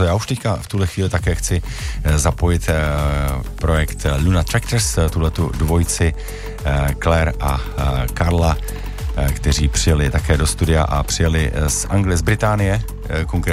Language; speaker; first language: Czech; native; Czech